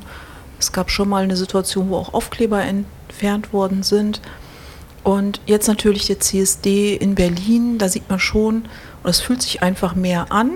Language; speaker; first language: German; native; German